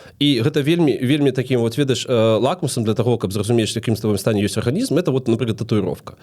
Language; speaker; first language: Belarusian; non-native, local second language; Russian